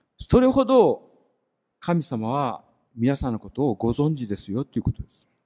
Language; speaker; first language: Japanese; native; Japanese